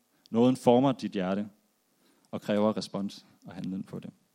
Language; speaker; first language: Danish; native; Danish